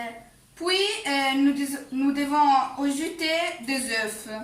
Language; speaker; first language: French; non-native, learner; Italian